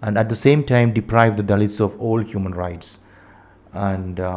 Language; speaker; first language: English; non-native, local second language; Malayalam